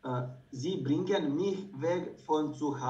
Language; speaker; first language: German; non-native, learner; Bosnian